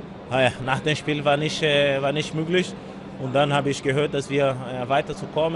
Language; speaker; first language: German; non-native, learner; Portuguese